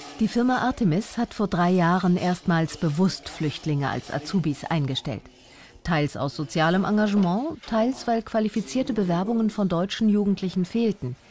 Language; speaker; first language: German; native; German